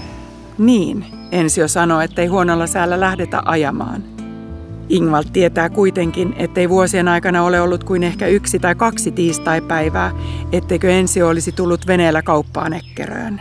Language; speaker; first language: Finnish; native; Finnish